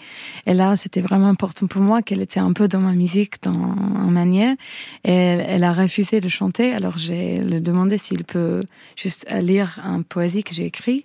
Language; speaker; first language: French; non-native, fluent; English